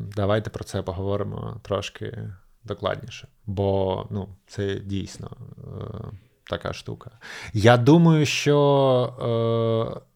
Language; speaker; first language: Ukrainian; native; Ukrainian